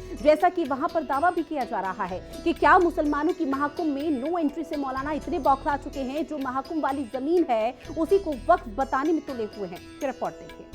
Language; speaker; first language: Hindi; native; Hindi